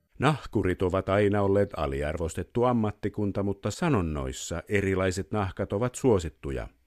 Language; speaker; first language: Finnish; native; Finnish